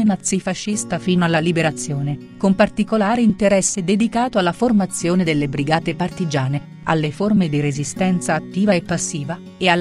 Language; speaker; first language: Italian; native; Italian